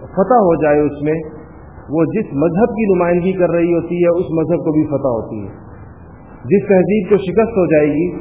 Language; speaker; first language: Urdu; non-native, local second language; Pashto